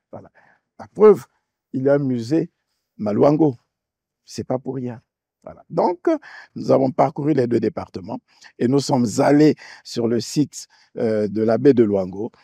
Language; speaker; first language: French; native; French